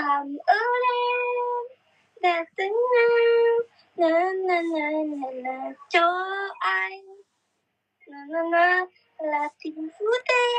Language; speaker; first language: Vietnamese; non-native, learner; Indonesian